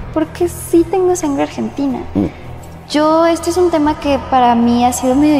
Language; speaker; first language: Spanish; native; Spanish